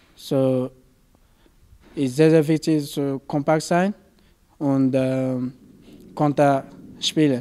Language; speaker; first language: German; non-native, learner; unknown